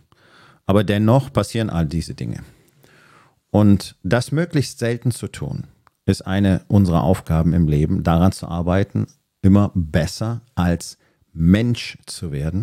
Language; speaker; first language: German; native; German